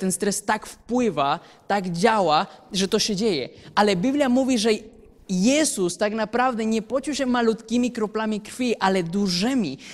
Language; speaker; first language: Polish; non-native, fluent; Spanish